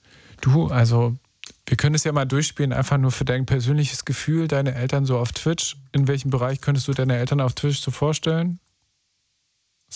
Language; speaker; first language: German; native; German